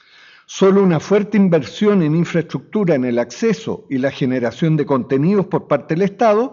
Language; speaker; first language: Spanish; native; Spanish